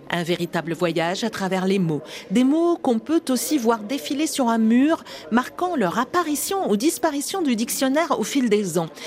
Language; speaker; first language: French; native; French